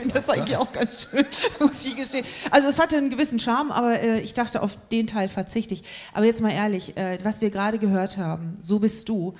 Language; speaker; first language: German; native; German